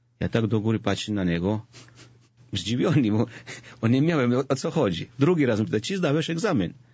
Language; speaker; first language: Polish; non-native, fluent; Georgian